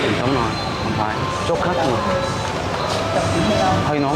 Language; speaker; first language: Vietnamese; non-native, learner; Korean